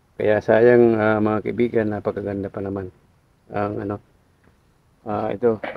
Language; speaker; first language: Filipino; non-native, local second language; Waray